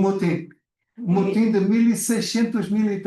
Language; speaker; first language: Spanish; non-native, fluent; Portuguese